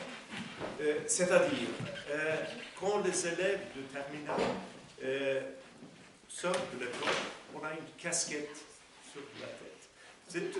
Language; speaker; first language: French; non-native, fluent; Swedish